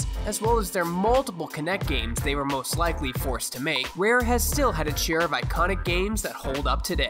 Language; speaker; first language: English; native; English